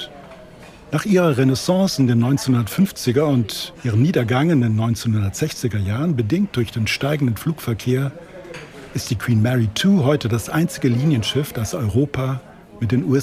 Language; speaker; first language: German; native; German